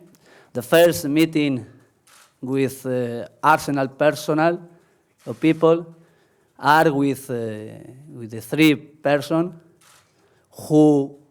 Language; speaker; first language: English; non-native, learner; Spanish